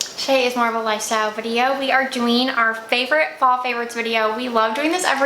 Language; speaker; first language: English; native; English